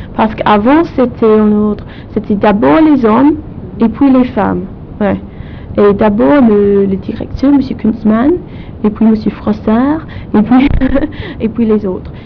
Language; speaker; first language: French; non-native, fluent; English